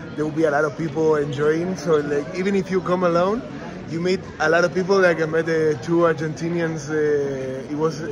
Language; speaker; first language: English; non-native, fluent; Spanish